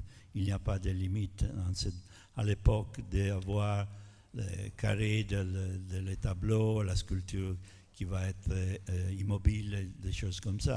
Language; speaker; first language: French; non-native, fluent; Italian